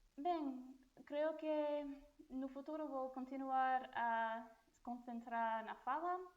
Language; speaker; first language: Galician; non-native, learner; English